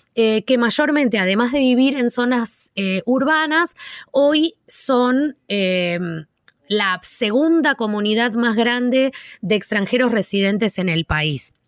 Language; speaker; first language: Spanish; native; Spanish